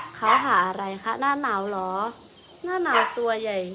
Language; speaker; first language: Thai; non-native, local second language; Lahu